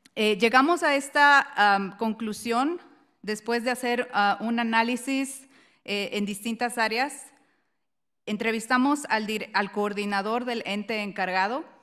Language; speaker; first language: Spanish; native; Spanish